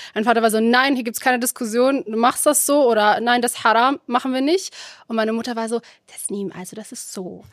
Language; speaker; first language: German; early bilingual, other home language; Arabic